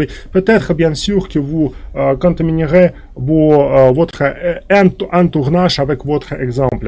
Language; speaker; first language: French; non-native, fluent; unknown